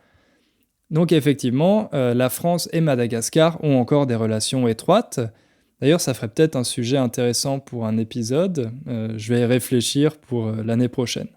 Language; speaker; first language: French; native; French